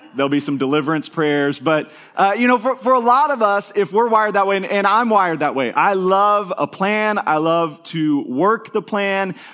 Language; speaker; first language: English; native; English